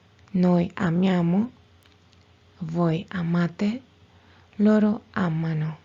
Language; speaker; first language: Italian; non-native, fluent; Spanish